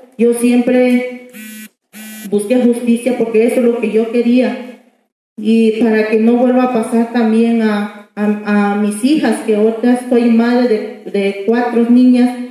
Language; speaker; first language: Spanish; non-native, fluent; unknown